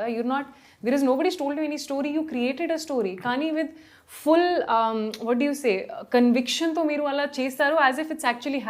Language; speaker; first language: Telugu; non-native, fluent; Hindi